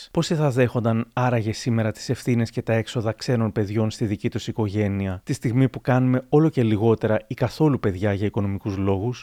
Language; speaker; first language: Greek; native; Greek